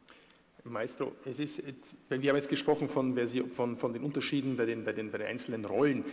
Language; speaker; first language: German; native; German